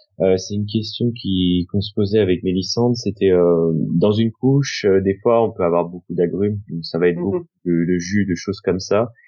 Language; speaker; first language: French; native; French